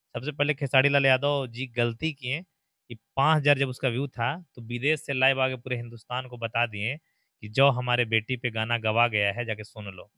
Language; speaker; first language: Hindi; native; Hindi